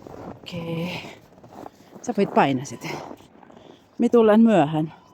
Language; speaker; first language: Finnish; non-native, learner; Bikol